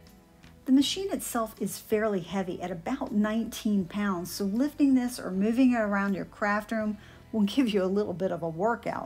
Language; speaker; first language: English; native; English